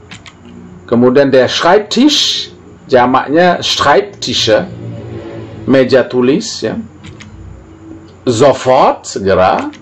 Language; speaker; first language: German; non-native, fluent; Indonesian